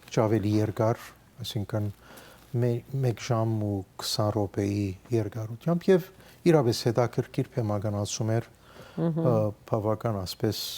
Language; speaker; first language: Armenian; early bilingual, heritage; Armenian